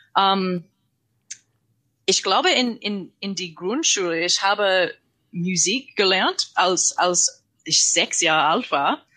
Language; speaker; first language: German; non-native, learner; English